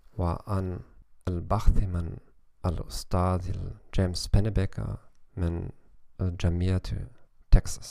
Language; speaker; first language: Arabic; non-native, learner; German